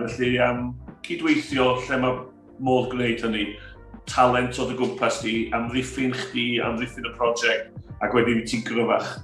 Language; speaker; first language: Welsh; native; Welsh